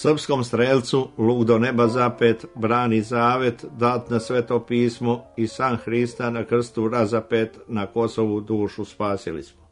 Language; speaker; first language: Serbian; native; Serbian